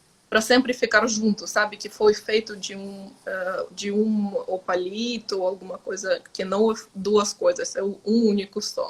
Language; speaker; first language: Portuguese; non-native, fluent; Ukrainian